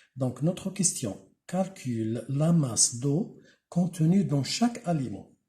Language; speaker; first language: French; non-native, local second language; Arabic